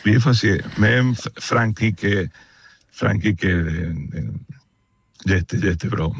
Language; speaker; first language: Swedish; non-native, fluent; Spanish